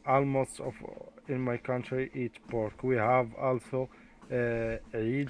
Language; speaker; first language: English; non-native, learner; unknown